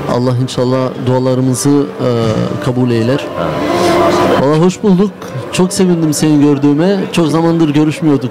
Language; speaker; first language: Turkish; early bilingual, heritage; Turkish